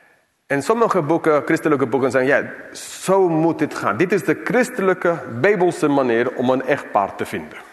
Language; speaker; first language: Dutch; non-native, fluent; English